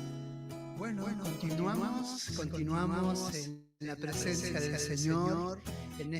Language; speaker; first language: Spanish; native; Spanish